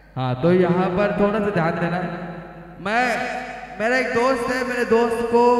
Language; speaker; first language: Hindi; non-native, local second language; Marathi